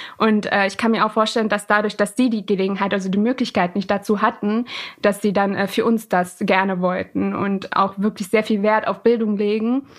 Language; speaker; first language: German; early bilingual, other home language; Persian